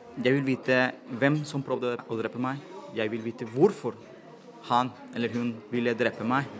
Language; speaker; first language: Norwegian; non-native, fluent; Spanish